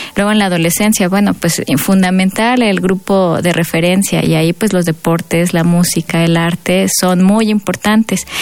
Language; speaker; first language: Spanish; native; Spanish